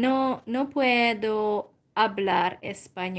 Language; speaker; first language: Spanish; non-native, learner; Hungarian